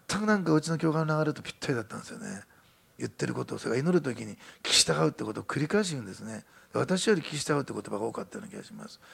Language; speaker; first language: Japanese; native; Japanese